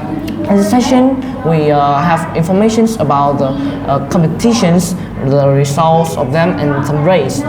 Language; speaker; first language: English; non-native, learner; Vietnamese